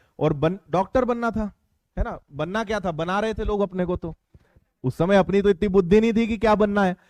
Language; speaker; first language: Hindi; native; Hindi